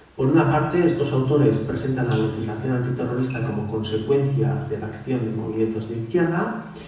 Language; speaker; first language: Spanish; non-native, local second language; Basque